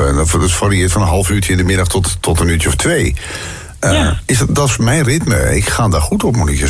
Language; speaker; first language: Dutch; native; Dutch